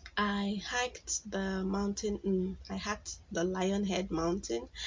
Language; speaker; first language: English; non-native, local second language; Igbo